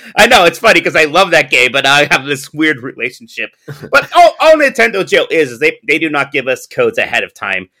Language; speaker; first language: English; native; English